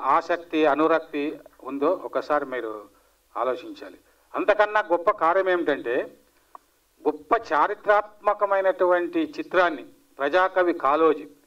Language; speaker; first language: Telugu; native; Telugu